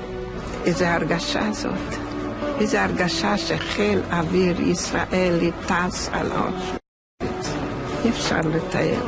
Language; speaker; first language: Hebrew; non-native, fluent; Hungarian